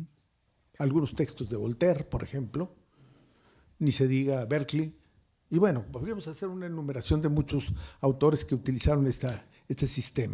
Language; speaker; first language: Spanish; native; Spanish